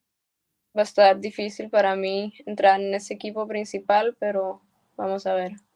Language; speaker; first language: Spanish; early bilingual, heritage; Spanish